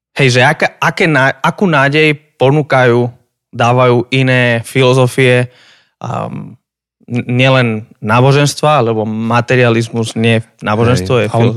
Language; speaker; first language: Slovak; native; Slovak